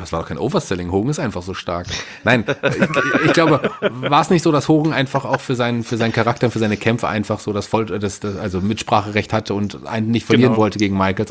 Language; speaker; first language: German; native; German